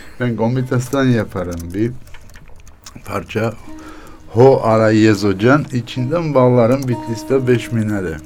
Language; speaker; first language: Turkish; non-native, learner; Armenian